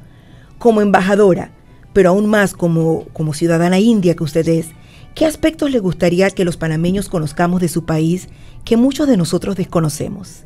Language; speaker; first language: Spanish; native; Spanish